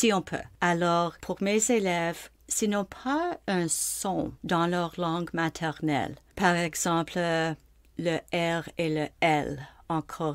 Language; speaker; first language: French; non-native, local second language; English